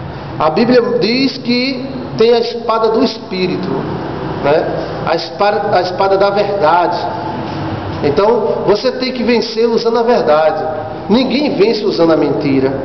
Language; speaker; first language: Portuguese; native; Portuguese